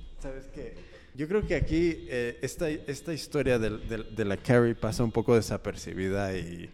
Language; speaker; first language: Spanish; early bilingual, heritage; Spanish